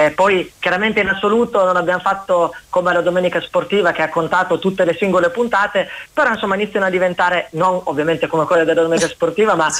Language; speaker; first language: Italian; native; Italian